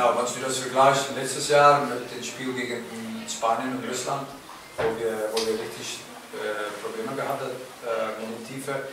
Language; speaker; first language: German; non-native, fluent; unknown